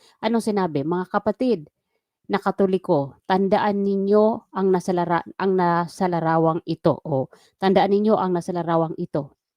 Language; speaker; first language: Filipino; non-native, local second language; Waray